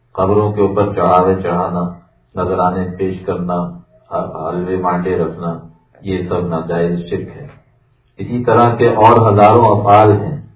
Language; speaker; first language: Urdu; native; Urdu